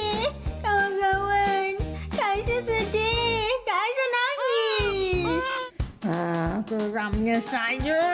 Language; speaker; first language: Malay; native; Malay